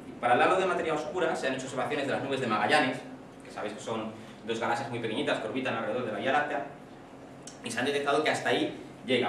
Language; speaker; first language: Spanish; native; Spanish